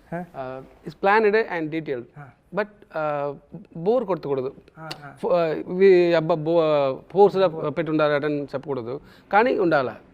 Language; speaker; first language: Telugu; non-native, local second language; Tamil